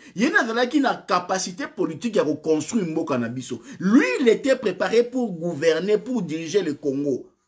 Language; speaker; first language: French; non-native, local second language; Lingala